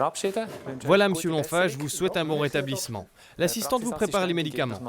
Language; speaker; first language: French; native; French